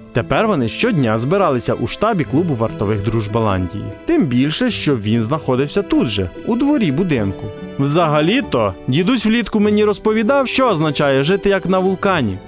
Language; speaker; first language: Ukrainian; native; Ukrainian